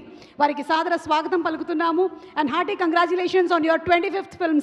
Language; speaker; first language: Telugu; native; Telugu